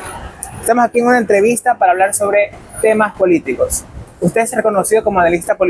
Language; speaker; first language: Spanish; native; Spanish